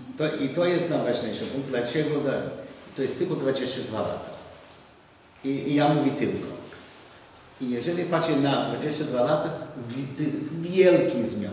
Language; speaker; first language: Polish; non-native, learner; English